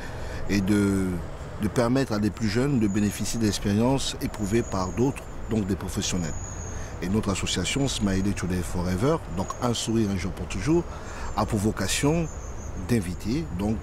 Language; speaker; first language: French; native; French